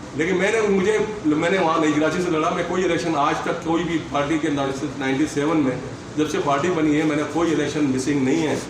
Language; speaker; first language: Urdu; native; Urdu